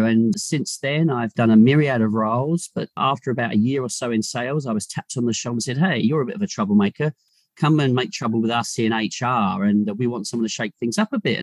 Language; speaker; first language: English; native; English